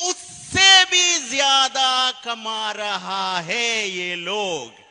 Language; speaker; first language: Hindi; non-native, fluent; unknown